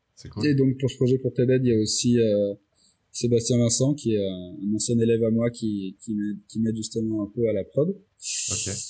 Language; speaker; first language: French; native; French